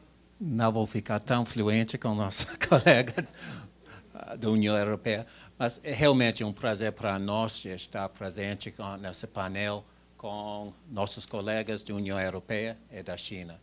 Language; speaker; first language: Portuguese; non-native, fluent; English